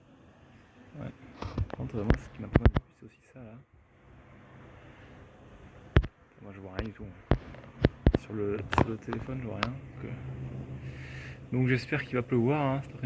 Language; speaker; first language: French; native; French